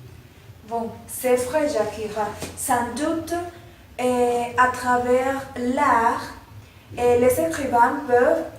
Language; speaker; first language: French; non-native, learner; Spanish